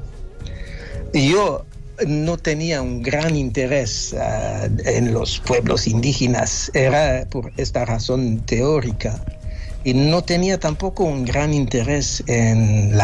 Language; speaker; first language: Spanish; non-native, fluent; French